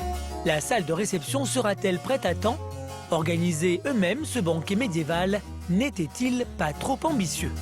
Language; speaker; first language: French; native; French